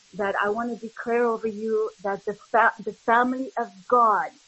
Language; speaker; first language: English; early bilingual, other home language; Arabic